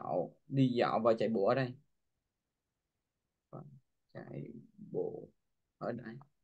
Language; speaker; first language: Vietnamese; non-native, learner; Korean